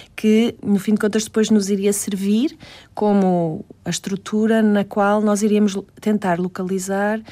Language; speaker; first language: Portuguese; native; Portuguese